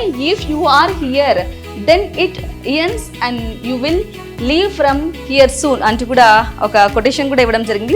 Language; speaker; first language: Telugu; native; Telugu